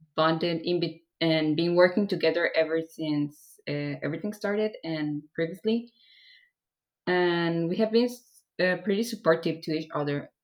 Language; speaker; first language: English; non-native, fluent; Persian